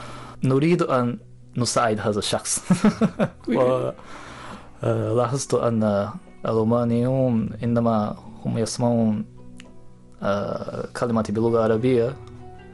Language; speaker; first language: Arabic; non-native, learner; Japanese